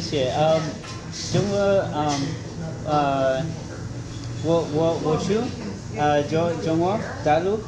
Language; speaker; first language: Chinese; non-native, learner; Spanish